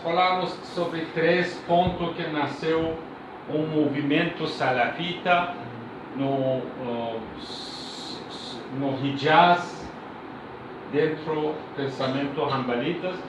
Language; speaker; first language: Portuguese; non-native, learner; Persian